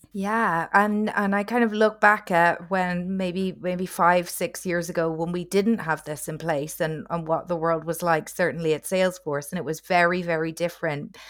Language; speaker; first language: English; native; English